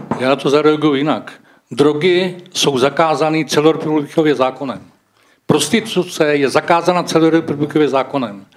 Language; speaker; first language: Czech; native; Czech